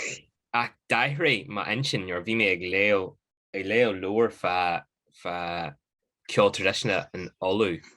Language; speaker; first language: Irish; non-native, local second language; English